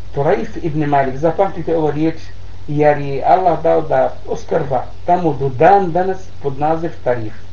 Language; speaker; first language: Bosnian; non-native, learner; Arabic